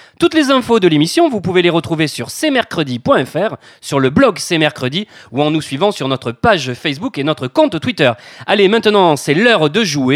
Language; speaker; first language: French; native; French